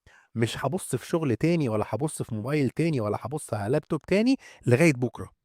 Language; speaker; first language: Arabic; native; Arabic